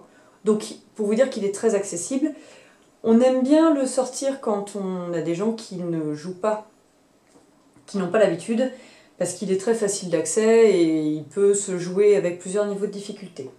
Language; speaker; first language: French; native; French